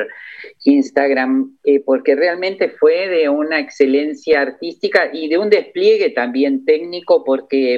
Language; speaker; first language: Spanish; native; Spanish